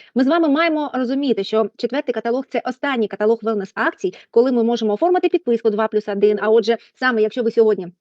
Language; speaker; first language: Ukrainian; non-native, local second language; Russian